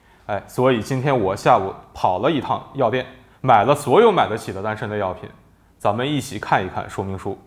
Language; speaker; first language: Chinese; native; Chinese